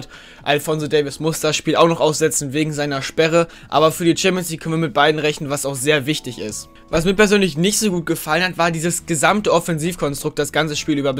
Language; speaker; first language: German; native; German